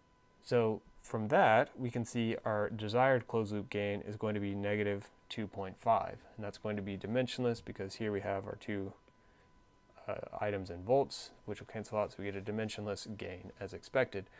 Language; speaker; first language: English; native; English